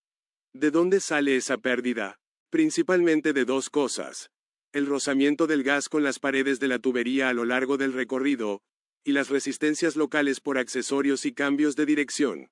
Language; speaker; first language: Spanish; native; Spanish